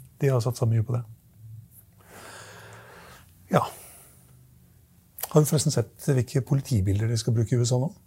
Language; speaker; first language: Norwegian; native; Norwegian